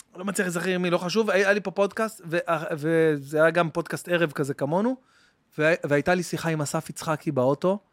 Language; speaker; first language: Hebrew; native; Hebrew